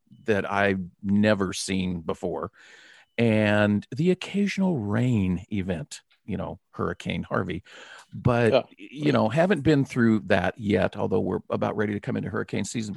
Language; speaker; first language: English; native; English